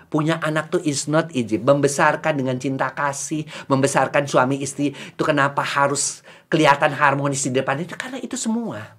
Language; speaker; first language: Indonesian; native; Indonesian